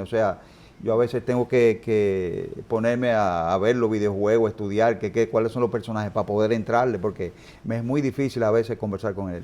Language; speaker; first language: Spanish; native; Spanish